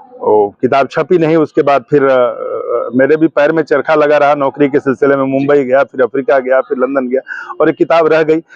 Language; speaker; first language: Hindi; non-native, local second language; Bhojpuri